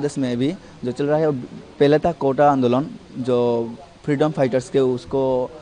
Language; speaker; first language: Hindi; non-native, learner; Bangla